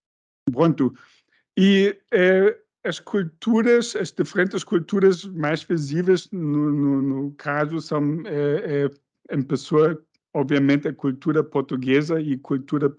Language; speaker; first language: Portuguese; non-native, fluent; German